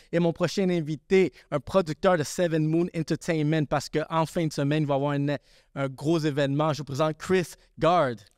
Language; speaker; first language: French; early bilingual, other home language; Spanish